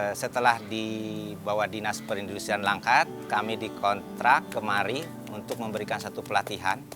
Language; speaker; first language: Indonesian; non-native, local second language; Sundanese